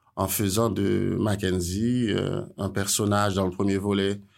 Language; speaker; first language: French; non-native, local second language; Haitian Creole